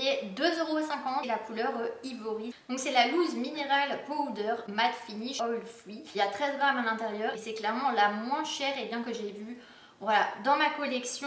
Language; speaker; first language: French; native; French